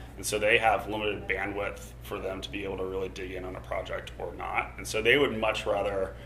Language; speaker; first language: English; native; English